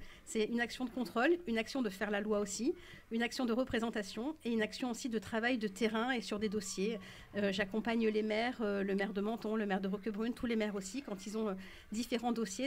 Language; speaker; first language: French; native; French